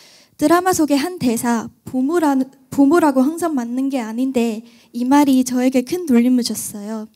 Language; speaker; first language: Korean; non-native, fluent; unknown